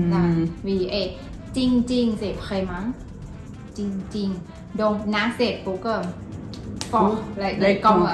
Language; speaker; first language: French; non-native, learner; Thai